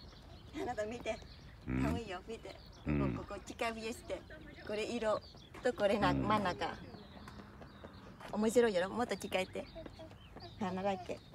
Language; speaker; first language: Japanese; non-native, learner; Vietnamese